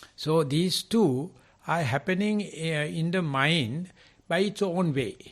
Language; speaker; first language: English; non-native, local second language; Sinhala